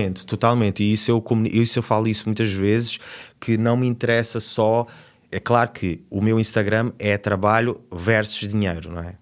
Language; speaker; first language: Portuguese; native; Portuguese